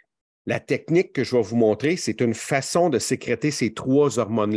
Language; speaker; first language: French; native; French